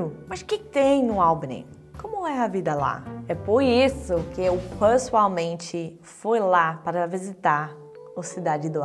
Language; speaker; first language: Portuguese; non-native, fluent; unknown